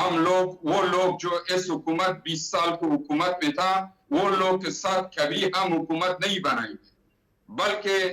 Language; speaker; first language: Hindi; non-native, learner; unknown